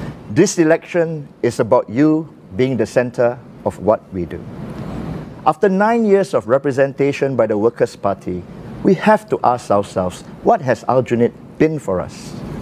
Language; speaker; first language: English; non-native, local second language; Malay